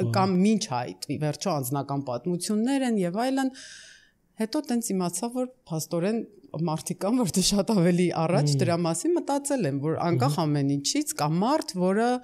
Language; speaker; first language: Armenian; early bilingual, heritage; Armenian